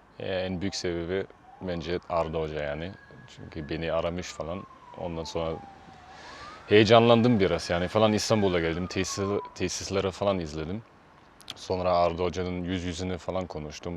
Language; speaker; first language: Turkish; early bilingual, heritage; Turkish